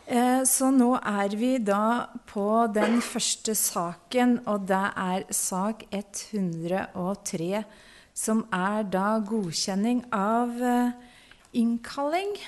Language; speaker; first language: Norwegian; native; Norwegian